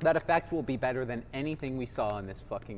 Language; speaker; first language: English; native; English